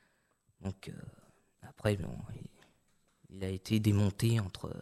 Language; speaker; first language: French; native; French